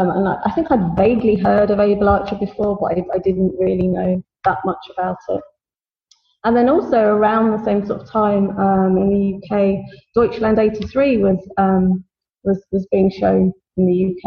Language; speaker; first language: English; native; English